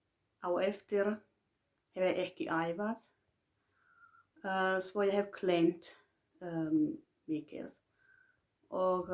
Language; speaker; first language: Icelandic; non-native, learner; Finnish